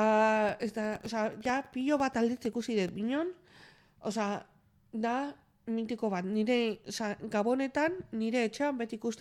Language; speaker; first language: Basque; non-native, local second language; Spanish